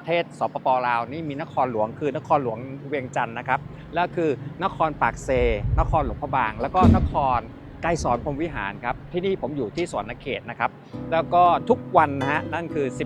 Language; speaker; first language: Thai; native; Thai